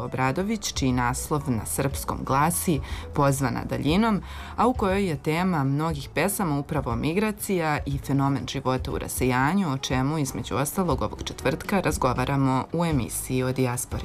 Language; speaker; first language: Serbian; native; Serbian